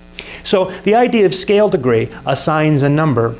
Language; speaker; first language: English; native; English